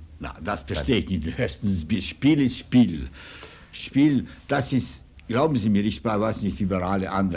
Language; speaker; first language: German; non-native, fluent; Russian